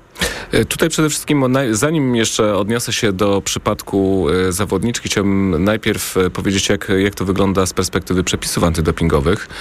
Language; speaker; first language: Polish; native; Polish